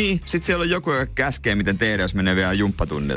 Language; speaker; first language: Finnish; native; Finnish